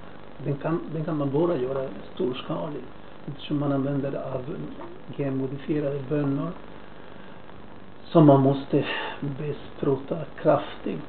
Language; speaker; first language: Swedish; non-native, fluent; Spanish